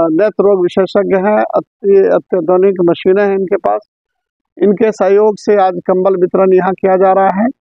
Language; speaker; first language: Hindi; native; Hindi